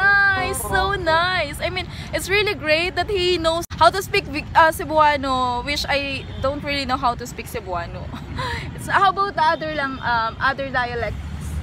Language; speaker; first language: English; non-native, local second language; Filipino